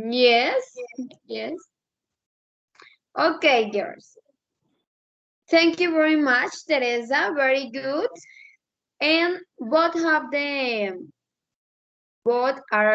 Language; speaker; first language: English; non-native, learner; Spanish